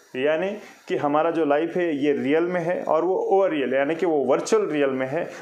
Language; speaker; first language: Hindi; non-native, local second language; Marathi